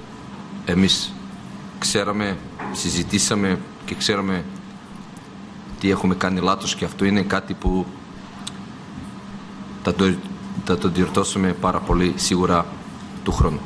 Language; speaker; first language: Greek; non-native, fluent; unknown